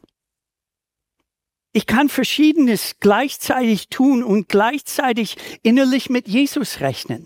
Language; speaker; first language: German; native; German